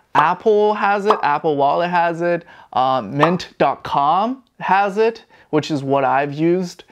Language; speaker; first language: English; non-native, fluent; Chinese